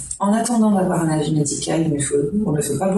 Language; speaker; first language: French; native; French